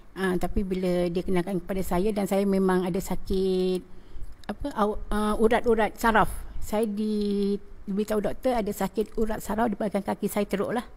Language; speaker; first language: Malay; native; Malay